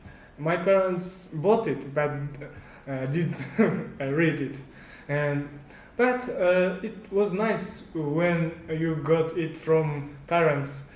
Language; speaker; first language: English; non-native, learner; Kazakh